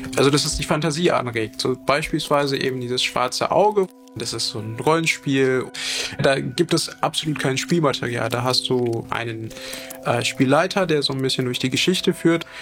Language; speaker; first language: German; early bilingual, other home language; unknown